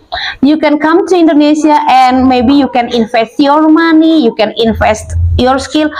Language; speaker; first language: English; non-native, learner; Indonesian